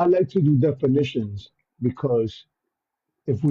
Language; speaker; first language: English; native; English